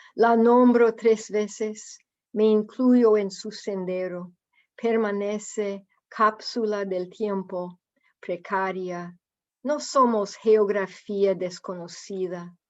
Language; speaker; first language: Spanish; non-native, fluent; English